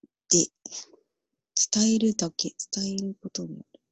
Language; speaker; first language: Japanese; native; Japanese